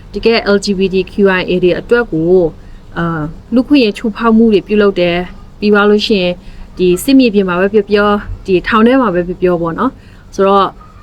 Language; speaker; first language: Burmese; non-native, local second language; S'gaw Karen